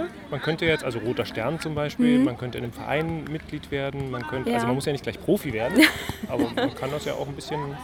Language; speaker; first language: German; native; German